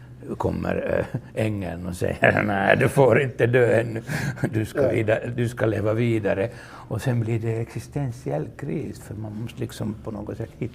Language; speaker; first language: Swedish; non-native, local second language; Finnish